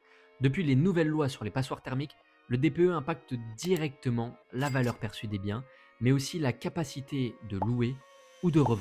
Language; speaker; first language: French; native; French